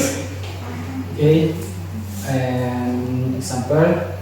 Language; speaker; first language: English; non-native, learner; Indonesian